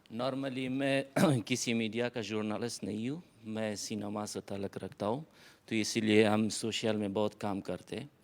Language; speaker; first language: Hindi; non-native, fluent; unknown